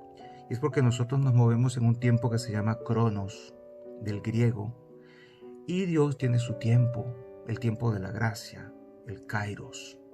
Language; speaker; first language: Spanish; native; Spanish